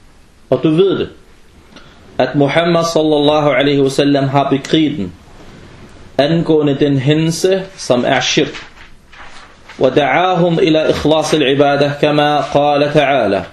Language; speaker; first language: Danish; early bilingual, other home language; Arabic